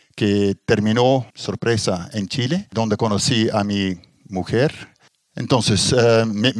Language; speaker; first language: Spanish; non-native, fluent; Dutch